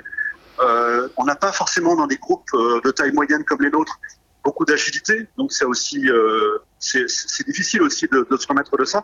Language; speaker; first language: French; native; French